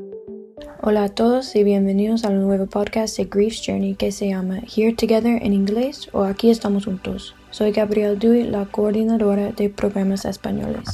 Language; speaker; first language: Spanish; non-native, fluent; English